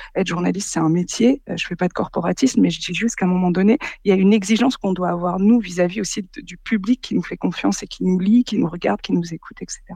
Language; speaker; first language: French; native; French